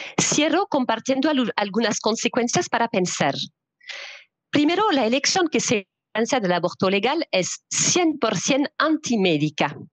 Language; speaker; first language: Spanish; non-native, fluent; French